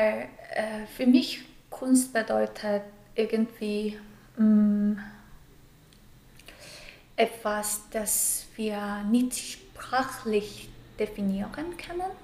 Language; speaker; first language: German; non-native, fluent; Korean